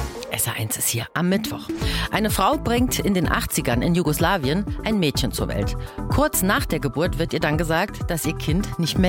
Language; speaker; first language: German; native; German